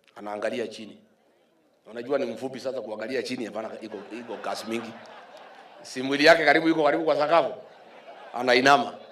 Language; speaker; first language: Swahili; non-native, local second language; Kikuyu